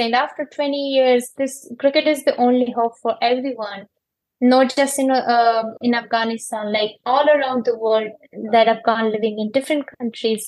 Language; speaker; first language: English; non-native, fluent; Persian